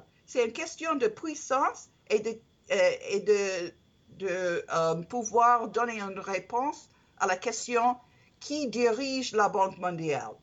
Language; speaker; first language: French; non-native, learner; English